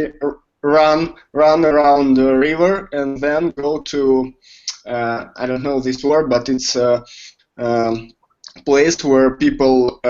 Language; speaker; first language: English; non-native, learner; Russian